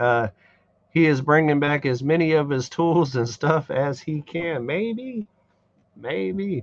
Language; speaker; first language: English; native; English